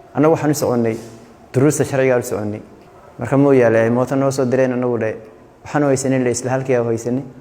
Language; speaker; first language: Somali; non-native, local second language; Oromo